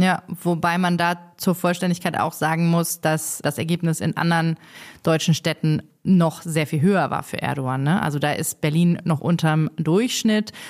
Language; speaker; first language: German; native; German